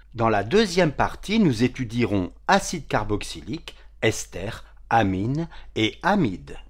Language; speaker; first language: French; native; French